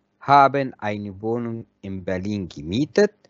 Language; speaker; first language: German; non-native, fluent; Arabic